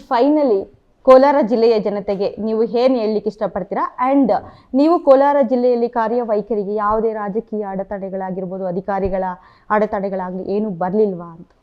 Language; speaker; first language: Kannada; native; Kannada